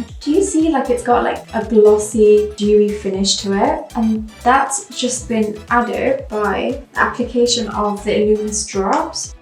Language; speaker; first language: English; native; English